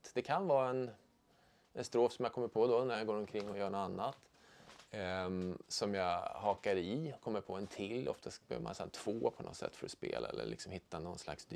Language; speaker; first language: Swedish; native; Swedish